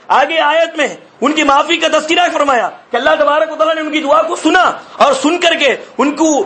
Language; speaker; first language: Urdu; native; Urdu